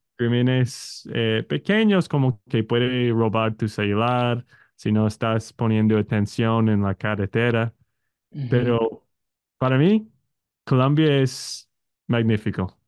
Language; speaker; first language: Spanish; non-native, fluent; English